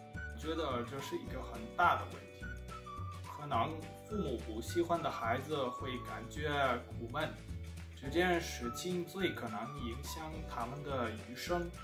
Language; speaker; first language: Chinese; non-native, learner; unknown